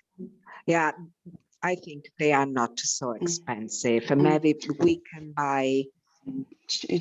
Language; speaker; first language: English; non-native, learner; Italian